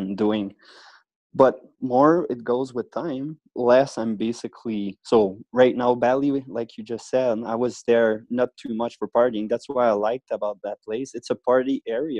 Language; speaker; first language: English; non-native, fluent; French